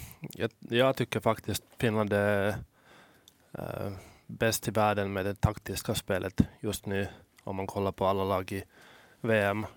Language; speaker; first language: Swedish; non-native, local second language; Finnish